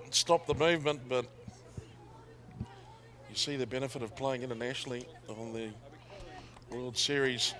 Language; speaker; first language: English; native; English